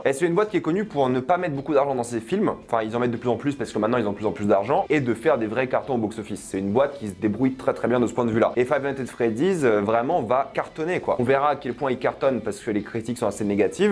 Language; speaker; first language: French; native; French